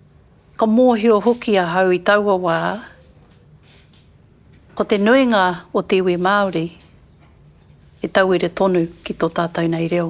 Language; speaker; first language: Māori; non-native, local second language; English